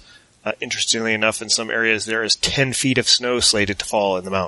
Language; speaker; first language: English; native; English